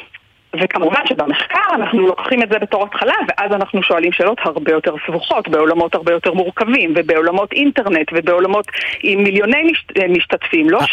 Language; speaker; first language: Hebrew; native; Hebrew